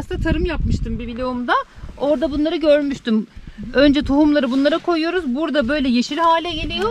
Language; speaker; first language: Turkish; native; Turkish